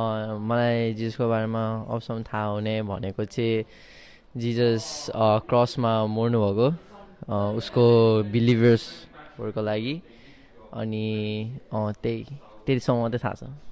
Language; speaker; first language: Nepali; early bilingual, heritage; Nepali